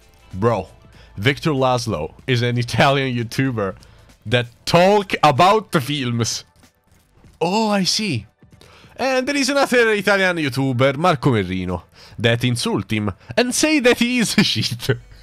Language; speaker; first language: English; non-native, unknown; Italian